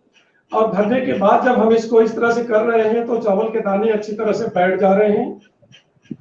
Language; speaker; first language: Hindi; native; Hindi